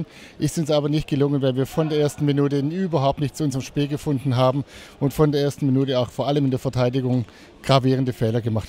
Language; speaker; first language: German; native; German